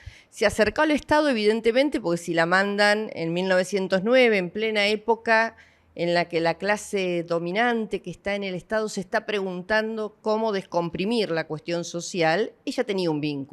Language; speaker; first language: Spanish; native; Spanish